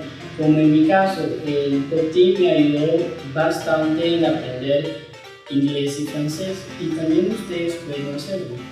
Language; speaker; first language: Spanish; non-native, local second language; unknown